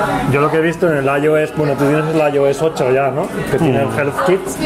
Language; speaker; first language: Spanish; native; Spanish